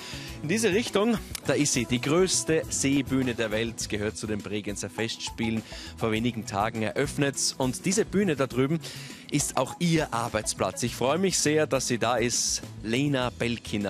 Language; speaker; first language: German; native; German